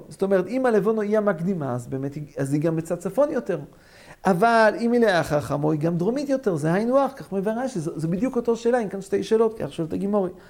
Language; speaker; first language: Hebrew; non-native, fluent; English